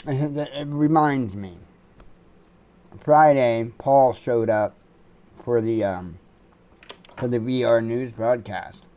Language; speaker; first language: English; native; English